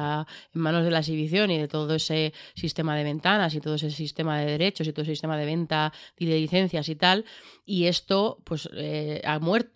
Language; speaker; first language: Spanish; native; Spanish